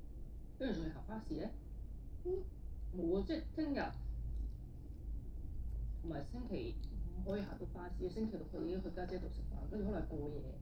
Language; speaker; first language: Cantonese; native; Cantonese